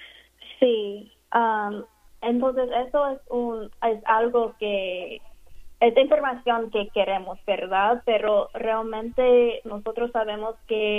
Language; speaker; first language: Spanish; non-native, fluent; English